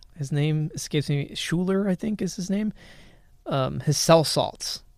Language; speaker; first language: English; early bilingual, other home language; Spanish